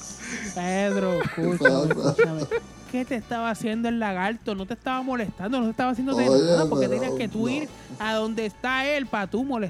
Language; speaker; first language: Spanish; native; Spanish